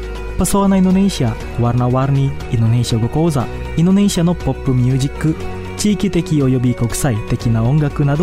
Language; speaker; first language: Japanese; non-native, fluent; Indonesian